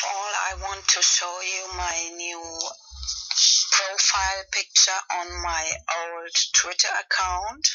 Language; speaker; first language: English; non-native, fluent; Spanish